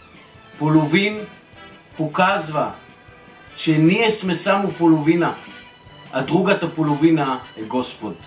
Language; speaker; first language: Bulgarian; non-native, fluent; Hebrew